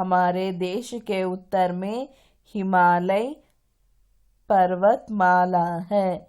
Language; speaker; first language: Hindi; non-native, local second language; Kannada